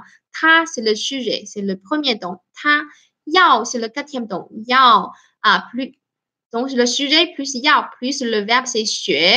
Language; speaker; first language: French; non-native, fluent; Chinese